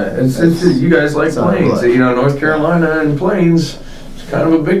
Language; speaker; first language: English; native; English